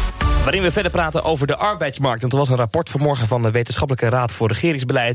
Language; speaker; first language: Dutch; native; Dutch